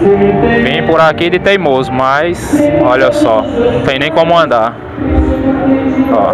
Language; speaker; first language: Portuguese; native; Portuguese